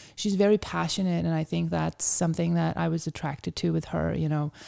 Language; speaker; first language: English; early bilingual, other home language; Ukrainian